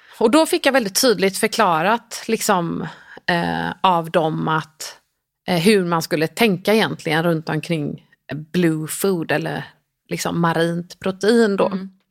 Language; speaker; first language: Swedish; native; Swedish